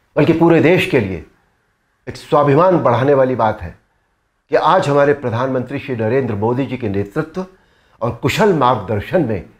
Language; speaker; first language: Hindi; native; Hindi